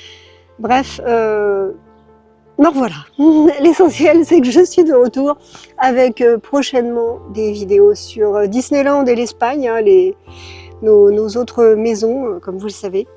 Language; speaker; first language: French; native; French